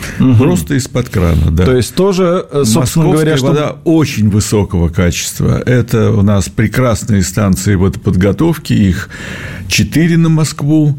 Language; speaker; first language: Russian; native; Russian